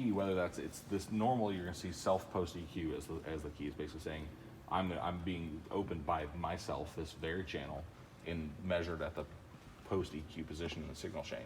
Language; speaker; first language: English; native; English